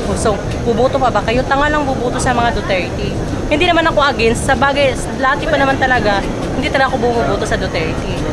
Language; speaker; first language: Filipino; native; Filipino